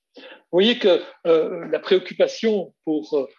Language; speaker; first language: French; native; French